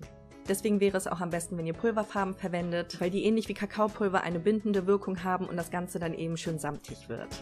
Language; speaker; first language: German; native; German